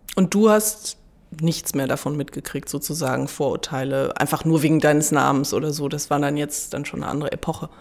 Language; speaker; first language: German; native; German